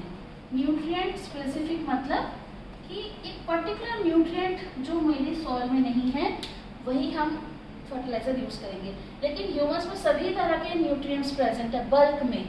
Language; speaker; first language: Hindi; native; Hindi